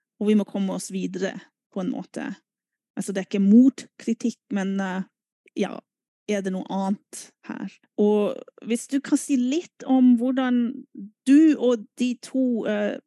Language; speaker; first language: Norwegian; non-native, fluent; German